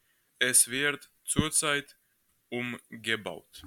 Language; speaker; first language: German; non-native, learner; Croatian